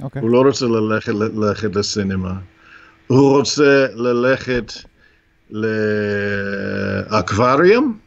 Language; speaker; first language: Hebrew; non-native, fluent; English